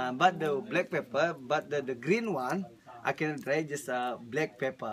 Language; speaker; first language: English; non-native, learner; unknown